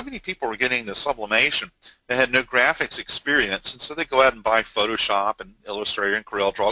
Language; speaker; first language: English; native; English